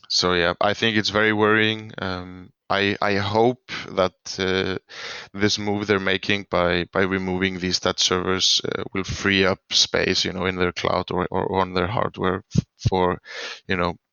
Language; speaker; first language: English; non-native, fluent; Swedish